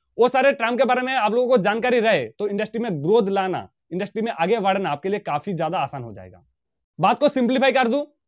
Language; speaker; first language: Hindi; non-native, local second language; Bangla